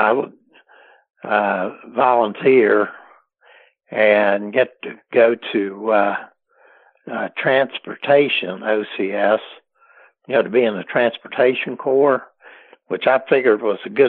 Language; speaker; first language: English; native; English